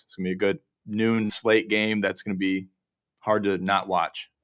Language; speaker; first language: English; native; English